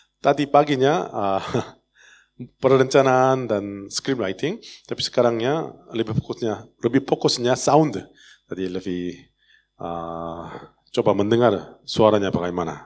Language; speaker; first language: Indonesian; non-native, learner; Korean